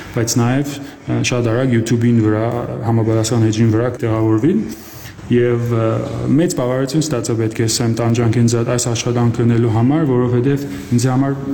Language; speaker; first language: Armenian; early bilingual, heritage; Armenian